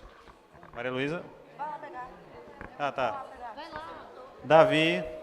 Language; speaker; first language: Portuguese; native; Portuguese